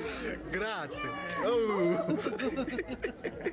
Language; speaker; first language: Italian; non-native, learner; Urdu